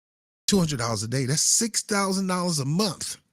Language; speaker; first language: English; native; English